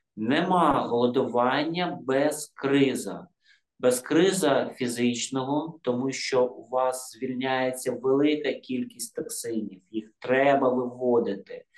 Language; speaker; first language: Ukrainian; non-native, local second language; Russian